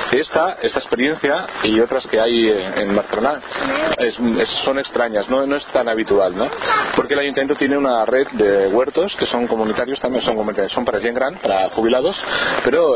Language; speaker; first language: Spanish; native; Spanish